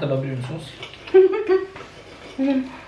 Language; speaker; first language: Swedish; non-native, learner; Thai